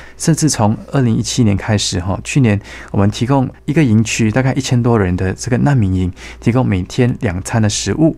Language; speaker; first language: Chinese; native; Chinese